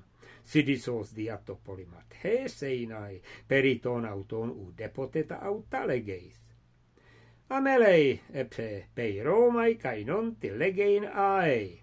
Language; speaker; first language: Greek; non-native, fluent; English